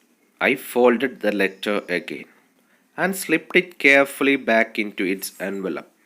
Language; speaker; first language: English; non-native, local second language; Malayalam